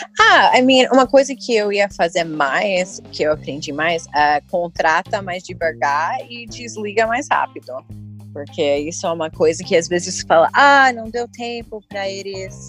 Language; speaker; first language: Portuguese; early bilingual, heritage; English